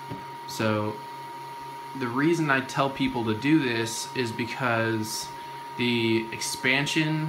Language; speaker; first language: English; native; English